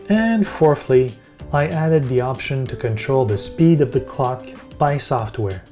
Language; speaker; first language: English; native; English